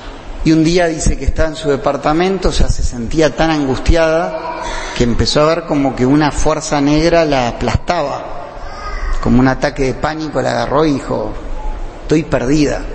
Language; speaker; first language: Spanish; native; Spanish